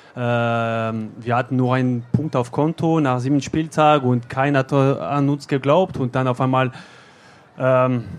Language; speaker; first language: German; non-native, learner; French